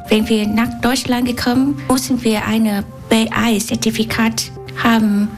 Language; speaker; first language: German; non-native, learner; Vietnamese